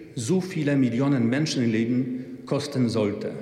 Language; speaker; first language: German; non-native, fluent; Polish